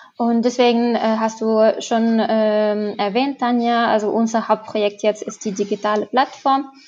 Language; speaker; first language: German; non-native, fluent; Arabic